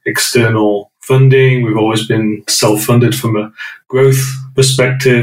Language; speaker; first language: English; native; English